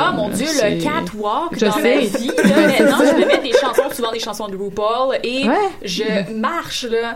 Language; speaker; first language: French; native; French